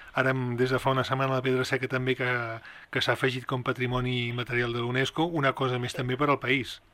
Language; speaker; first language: Catalan; native; Catalan